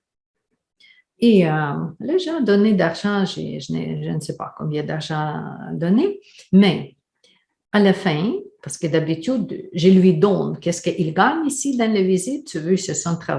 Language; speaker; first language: French; non-native, fluent; Ukrainian